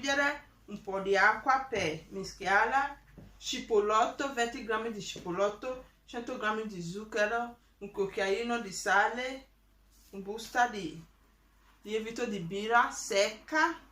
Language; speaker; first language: Italian; non-native, learner; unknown